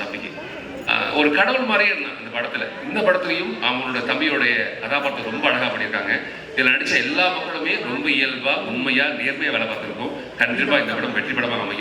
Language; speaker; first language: Tamil; native; Tamil